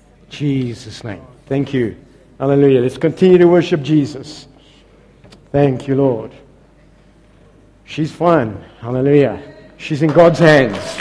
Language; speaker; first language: English; non-native, local second language; Afrikaans